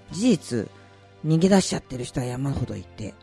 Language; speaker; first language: Japanese; native; Japanese